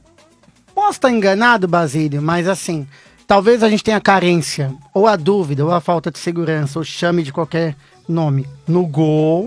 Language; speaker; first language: Portuguese; native; Portuguese